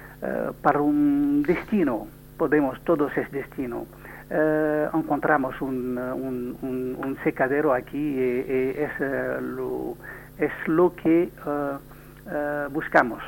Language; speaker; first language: Spanish; non-native, learner; French